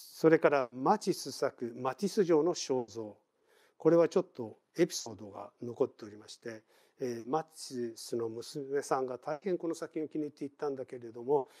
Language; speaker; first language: Japanese; native; Japanese